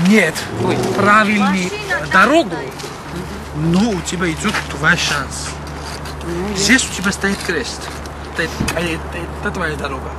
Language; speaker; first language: Russian; non-native, fluent; Mingrelian